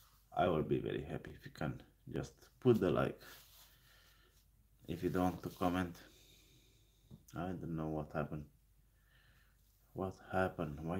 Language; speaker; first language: English; non-native, learner; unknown